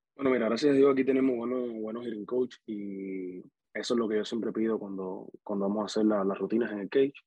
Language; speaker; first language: Spanish; native; Spanish